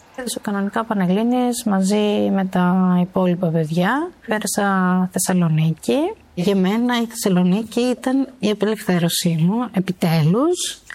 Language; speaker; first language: Greek; early bilingual, other home language; Albanian